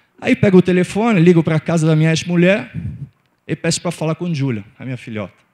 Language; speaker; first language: Portuguese; non-native, fluent; Italian